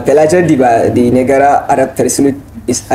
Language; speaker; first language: Indonesian; non-native, learner; Hausa